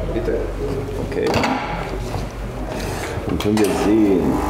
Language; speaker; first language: German; non-native, fluent; Italian